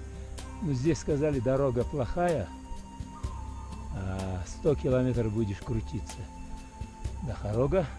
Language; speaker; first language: Russian; non-native, local second language; Uzbek